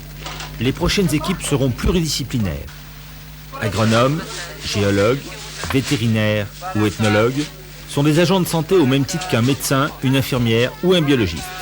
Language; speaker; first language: French; native; French